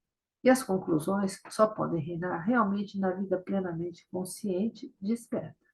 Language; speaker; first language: Portuguese; native; Portuguese